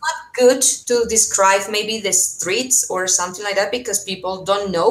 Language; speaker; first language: English; non-native, fluent; Spanish